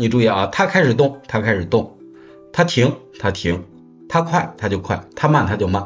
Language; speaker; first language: Chinese; native; Chinese